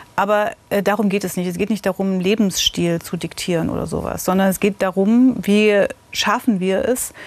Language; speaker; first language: German; native; German